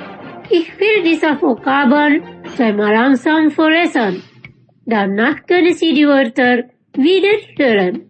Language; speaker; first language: German; non-native, fluent; Indonesian